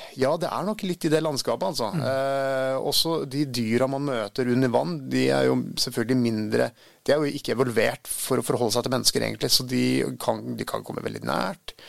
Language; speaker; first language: Norwegian; early bilingual, other home language; Swedish